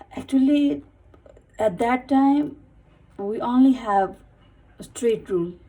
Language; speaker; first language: English; non-native, learner; Nepali